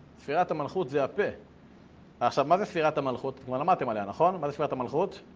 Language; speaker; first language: Hebrew; native; Hebrew